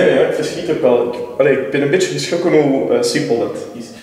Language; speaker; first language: Dutch; native; Dutch